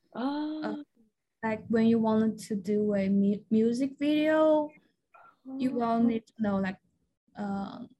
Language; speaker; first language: English; non-native, fluent; Chinese